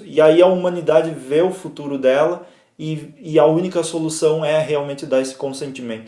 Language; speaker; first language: Portuguese; native; Portuguese